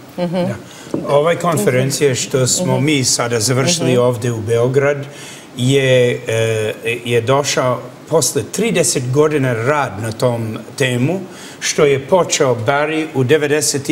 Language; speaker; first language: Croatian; early bilingual, heritage; English